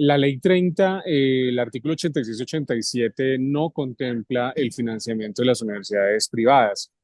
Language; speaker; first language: Spanish; native; Spanish